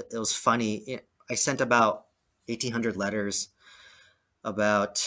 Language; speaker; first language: English; native; English